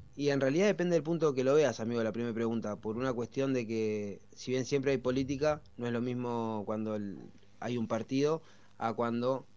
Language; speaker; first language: Spanish; native; Spanish